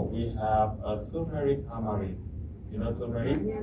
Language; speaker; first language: English; non-native, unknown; Indonesian